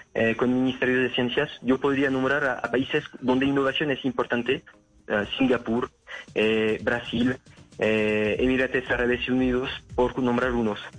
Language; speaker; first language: Spanish; non-native, fluent; French